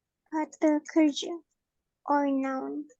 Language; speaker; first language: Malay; native; Malay